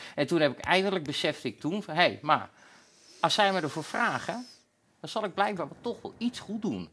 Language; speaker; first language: Dutch; native; Dutch